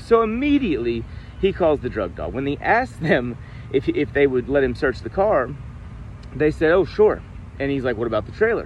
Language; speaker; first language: English; native; English